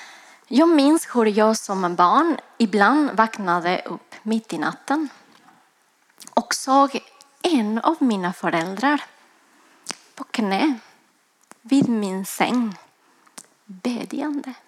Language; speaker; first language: Swedish; non-native, fluent; Spanish